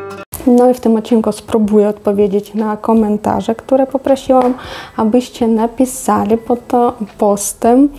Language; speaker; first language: Polish; non-native, fluent; Russian